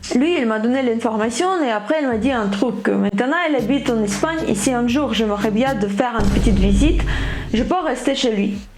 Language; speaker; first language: French; non-native, fluent; Ukrainian